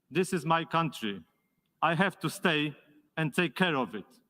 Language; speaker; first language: English; non-native, fluent; Polish